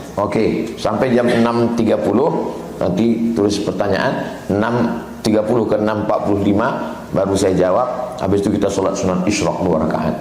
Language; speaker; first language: Indonesian; native; Indonesian